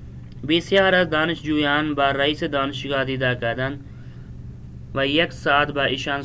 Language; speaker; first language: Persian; non-native, fluent; Urdu